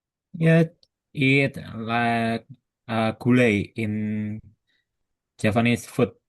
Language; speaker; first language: English; non-native, learner; Indonesian